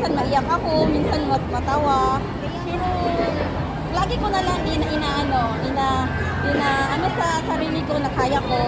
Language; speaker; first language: Filipino; non-native, local second language; Cebuano